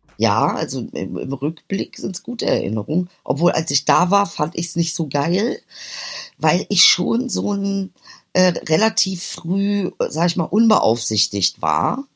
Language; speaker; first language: German; early bilingual, other home language; Turkish